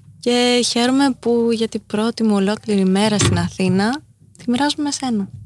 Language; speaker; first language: Greek; early bilingual, heritage; Greek